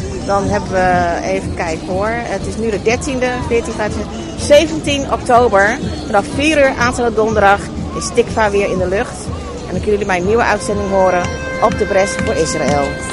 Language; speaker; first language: Dutch; native; Dutch